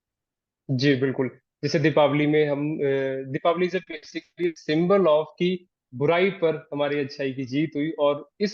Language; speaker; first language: Hindi; native; Hindi